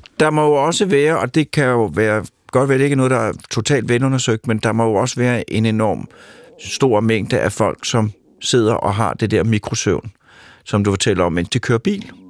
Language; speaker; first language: Danish; native; Danish